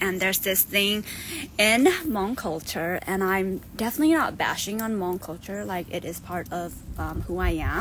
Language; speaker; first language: English; native; English